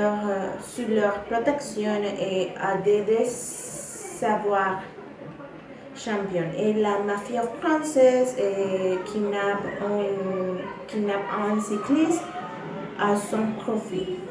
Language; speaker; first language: French; non-native, learner; Spanish